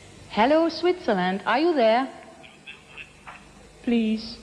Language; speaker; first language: English; non-native, fluent; Dutch